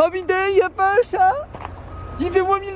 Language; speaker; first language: French; native; French